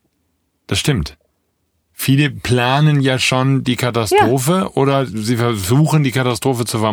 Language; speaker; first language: German; native; German